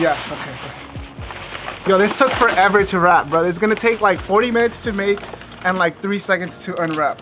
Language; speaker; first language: English; early bilingual, other home language; Spanish